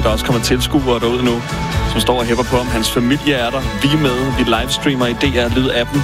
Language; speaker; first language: Danish; native; Danish